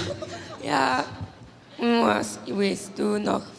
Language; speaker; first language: German; non-native, learner; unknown